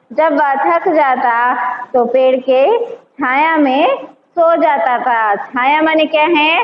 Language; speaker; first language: Hindi; non-native, local second language; Telugu